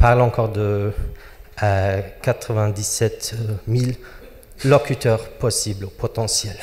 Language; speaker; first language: French; non-native, fluent; German